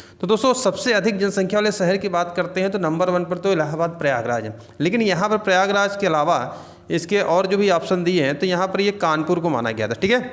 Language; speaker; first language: Hindi; native; Hindi